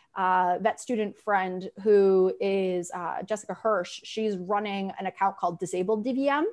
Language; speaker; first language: English; native; English